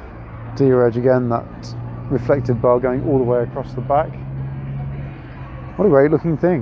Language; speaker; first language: English; native; English